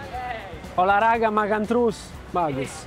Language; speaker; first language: Indonesian; non-native, learner; Italian